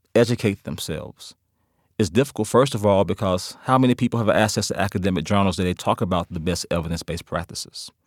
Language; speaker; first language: English; native; English